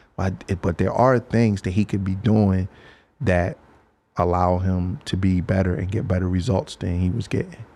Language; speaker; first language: English; native; English